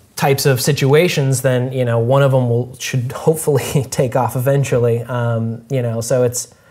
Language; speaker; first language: English; native; English